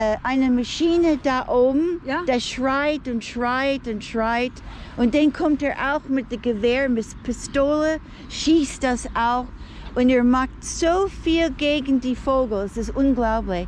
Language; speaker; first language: German; non-native, fluent; English